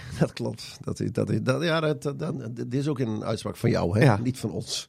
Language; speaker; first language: Dutch; native; Dutch